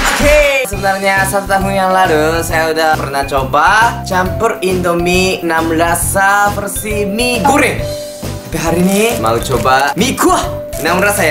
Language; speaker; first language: Indonesian; non-native, learner; Japanese